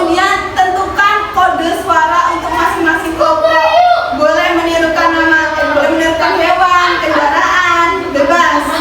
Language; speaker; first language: Indonesian; native; Indonesian